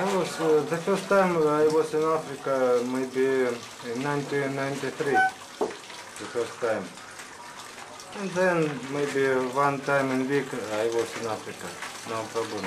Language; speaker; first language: English; non-native, learner; Russian